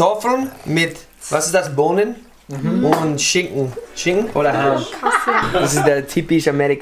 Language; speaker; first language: German; non-native, learner; English